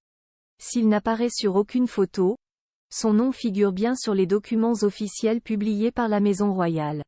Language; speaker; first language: French; native; French